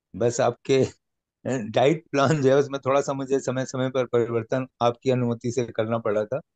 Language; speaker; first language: Hindi; native; Hindi